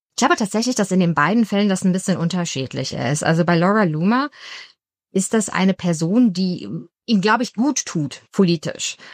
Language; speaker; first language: German; early bilingual, other home language; Romanian